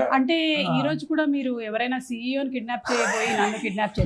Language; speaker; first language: Telugu; native; Telugu